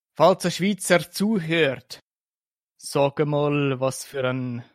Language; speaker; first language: German; early bilingual, other home language; Slovak